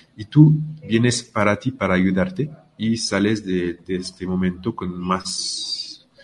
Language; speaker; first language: Spanish; non-native, fluent; French